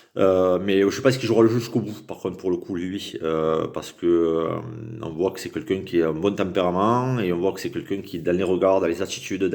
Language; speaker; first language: French; native; French